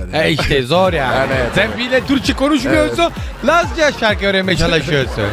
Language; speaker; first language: Turkish; non-native, learner; Italian